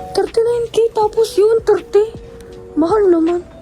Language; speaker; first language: Filipino; native; Filipino